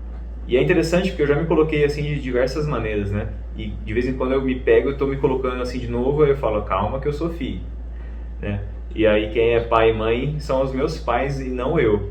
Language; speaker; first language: Portuguese; native; Portuguese